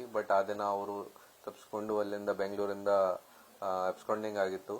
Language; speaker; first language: Kannada; non-native, local second language; Hindi